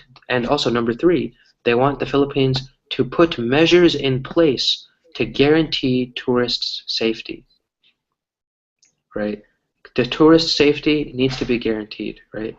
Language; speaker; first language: English; early bilingual, other home language; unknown